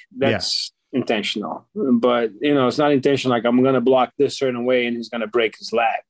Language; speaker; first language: English; non-native, fluent; Portuguese